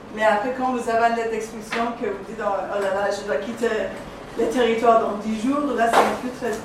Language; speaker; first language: French; non-native, fluent; Persian